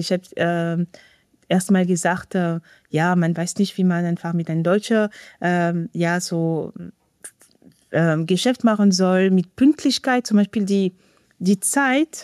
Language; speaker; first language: German; non-native, fluent; French